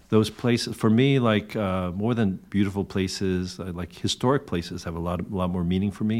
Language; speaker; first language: English; early bilingual, other home language; Korean